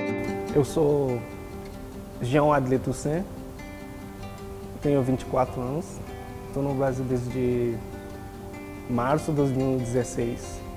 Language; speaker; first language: Portuguese; non-native, fluent; Haitian Creole